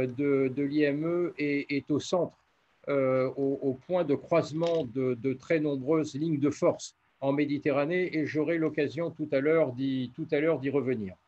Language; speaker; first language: French; native; French